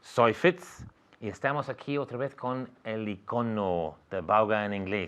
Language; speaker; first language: Spanish; non-native, fluent; English